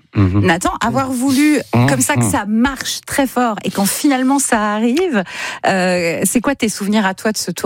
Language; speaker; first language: French; native; French